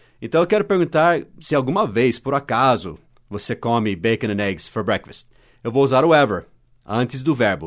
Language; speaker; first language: Portuguese; non-native, fluent; English